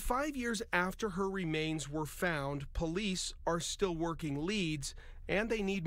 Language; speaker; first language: English; native; English